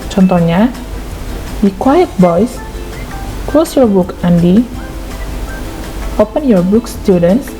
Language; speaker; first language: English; non-native, fluent; Indonesian